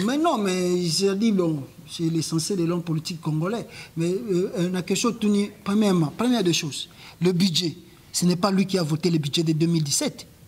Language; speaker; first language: French; non-native, local second language; Lingala